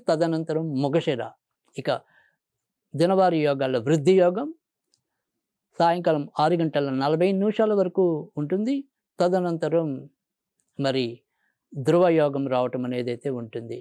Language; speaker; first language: Telugu; native; Telugu